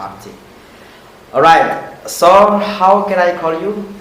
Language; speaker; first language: English; non-native, fluent; Indonesian